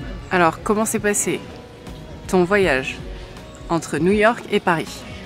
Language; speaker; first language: French; native; French